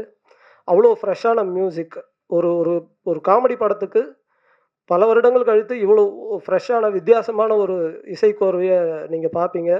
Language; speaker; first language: Tamil; native; Tamil